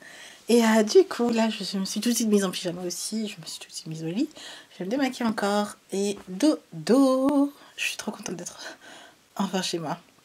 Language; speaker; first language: French; native; French